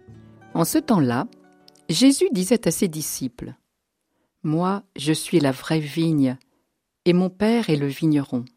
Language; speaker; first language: French; native; French